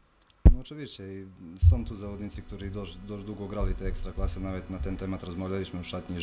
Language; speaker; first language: Polish; non-native, fluent; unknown